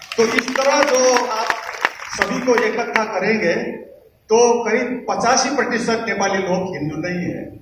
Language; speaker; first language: Hindi; non-native, fluent; Nepali